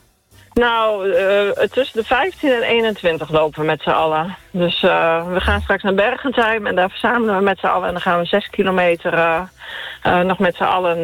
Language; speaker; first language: Dutch; native; Dutch